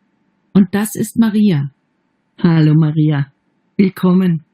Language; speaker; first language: German; non-native, learner; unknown